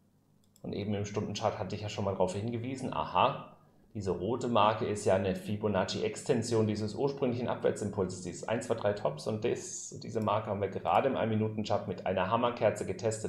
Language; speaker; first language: German; native; German